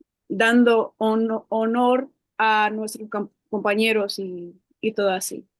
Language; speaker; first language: Spanish; non-native, learner; English